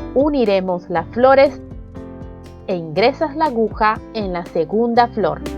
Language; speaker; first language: Spanish; native; Spanish